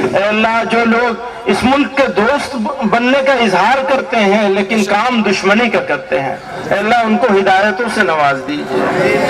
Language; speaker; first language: Urdu; native; Urdu